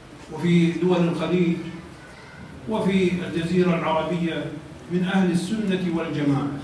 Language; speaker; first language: Arabic; native; Arabic